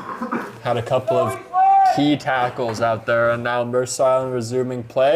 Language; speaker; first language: English; native; English